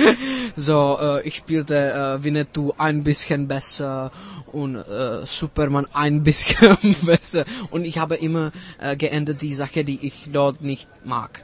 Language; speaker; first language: German; non-native, fluent; Czech